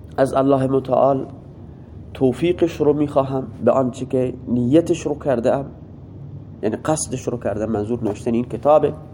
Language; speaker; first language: Persian; non-native, local second language; Baluchi